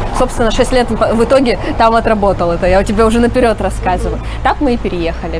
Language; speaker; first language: Russian; native; Russian